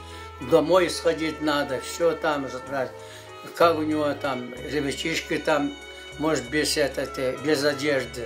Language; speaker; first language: Russian; non-native, local second language; Yakut